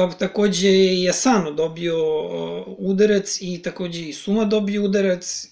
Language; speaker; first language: Serbian; native; Serbian